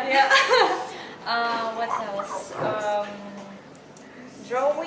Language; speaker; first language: English; non-native, learner; Russian